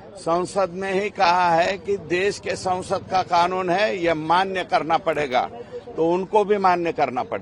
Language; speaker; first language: Hindi; non-native, local second language; Marathi